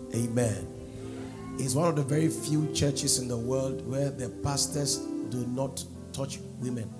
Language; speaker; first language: English; non-native, local second language; Akan